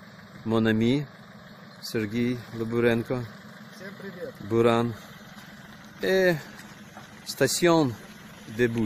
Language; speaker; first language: French; non-native, learner; Ukrainian